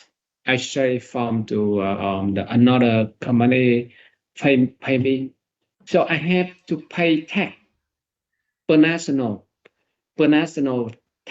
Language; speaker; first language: English; non-native, learner; Vietnamese